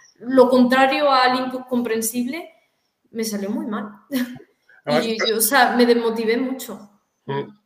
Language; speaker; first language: Spanish; native; Spanish